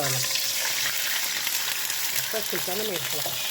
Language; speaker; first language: Arabic; native; Arabic